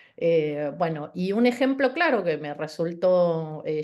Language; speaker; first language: Spanish; native; Spanish